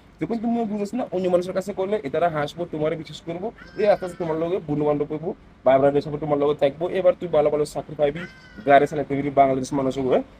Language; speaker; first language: Bangla; non-native, fluent; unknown